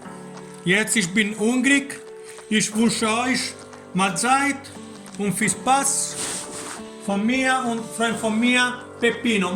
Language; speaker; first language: German; non-native, learner; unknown